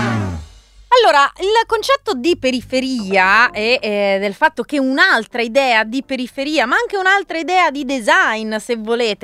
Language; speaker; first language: Italian; native; Italian